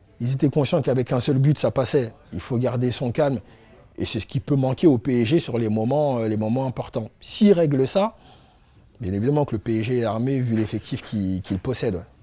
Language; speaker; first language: French; native; French